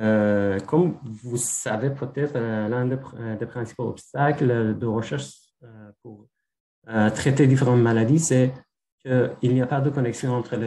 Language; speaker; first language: French; non-native, fluent; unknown